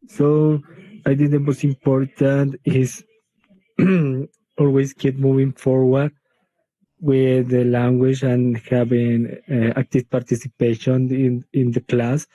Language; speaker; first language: English; non-native, learner; Spanish